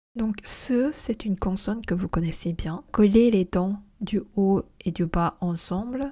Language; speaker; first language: French; non-native, fluent; Korean